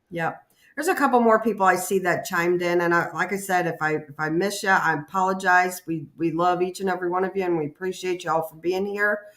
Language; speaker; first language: English; native; English